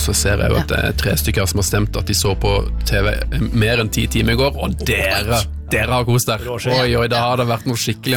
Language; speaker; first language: Norwegian; native; Norwegian